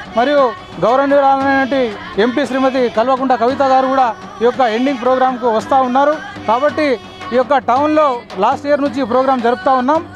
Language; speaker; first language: Telugu; non-native, local second language; Lambadi